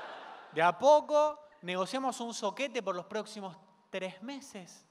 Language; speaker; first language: Spanish; native; Spanish